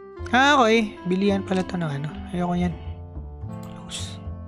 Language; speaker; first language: Filipino; native; Filipino